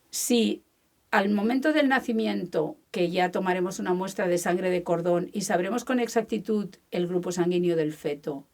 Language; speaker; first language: Spanish; native; Spanish